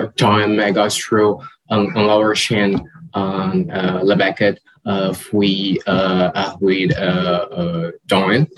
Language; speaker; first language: Irish; non-native, learner; Portuguese